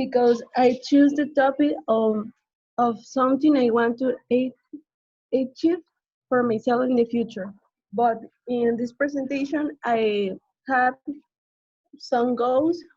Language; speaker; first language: English; non-native, learner; Spanish